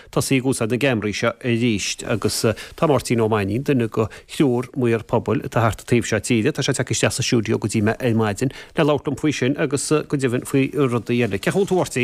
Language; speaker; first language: Irish; native; Irish